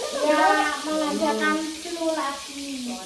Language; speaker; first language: Indonesian; non-native, local second language; Javanese